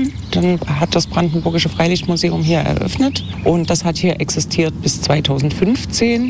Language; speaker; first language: German; native; German